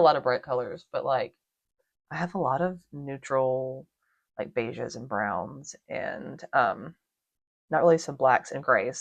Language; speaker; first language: English; native; English